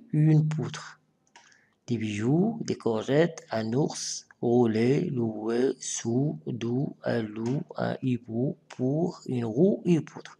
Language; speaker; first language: French; non-native, local second language; Arabic